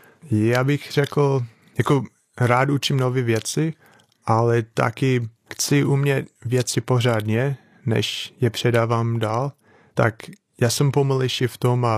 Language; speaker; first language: Czech; non-native, fluent; English